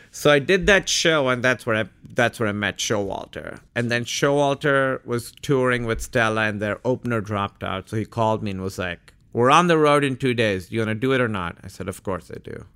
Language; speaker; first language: English; non-native, local second language; Urdu